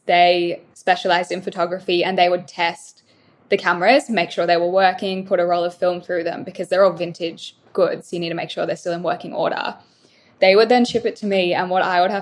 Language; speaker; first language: English; native; English